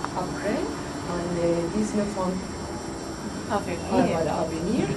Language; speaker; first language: French; non-native, fluent; Turkish